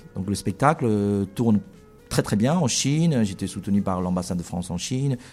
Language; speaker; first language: French; non-native, fluent; Chinese